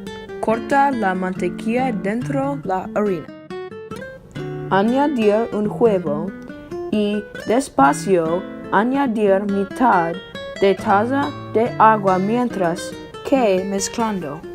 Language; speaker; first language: Spanish; non-native, learner; English